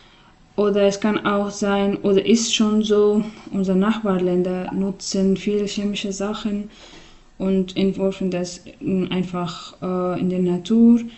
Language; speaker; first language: German; non-native, fluent; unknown